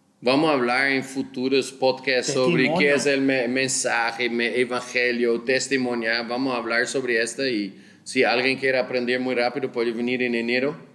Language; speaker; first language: Spanish; non-native, learner; Dutch